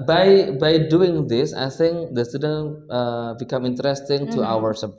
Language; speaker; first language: English; non-native, learner; Indonesian